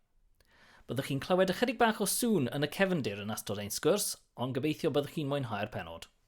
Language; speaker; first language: Welsh; non-native, local second language; English